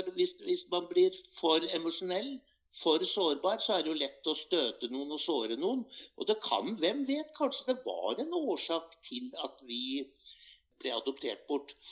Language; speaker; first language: Norwegian; native; Norwegian